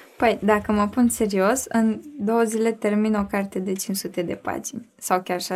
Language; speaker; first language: Romanian; native; Romanian